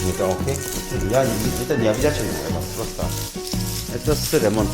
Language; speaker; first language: Russian; non-native, learner; Korean